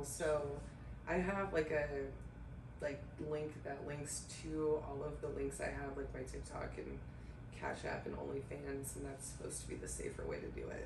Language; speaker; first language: English; native; English